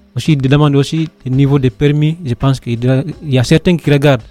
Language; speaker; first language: French; non-native, local second language; Fula